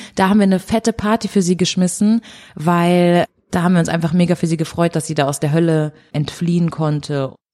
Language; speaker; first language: German; early bilingual, other home language; Portuguese